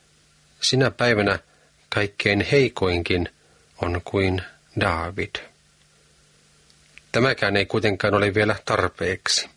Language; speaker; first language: Finnish; native; Finnish